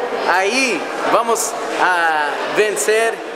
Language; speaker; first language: Portuguese; non-native, learner; English